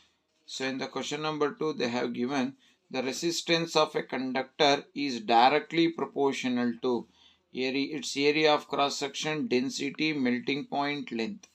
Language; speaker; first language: English; non-native, local second language; Kannada